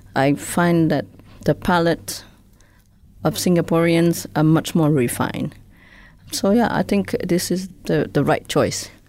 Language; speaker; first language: English; non-native, fluent; Vietnamese